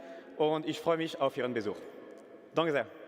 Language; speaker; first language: German; non-native, fluent; French